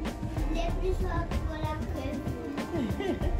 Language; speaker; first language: French; early bilingual, heritage; French